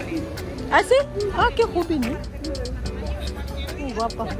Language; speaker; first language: Spanish; non-native, fluent; Filipino